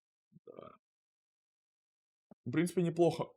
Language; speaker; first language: Russian; native; Russian